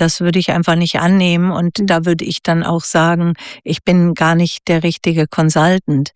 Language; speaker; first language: German; native; German